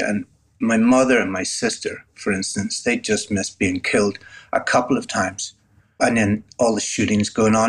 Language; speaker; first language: English; native; English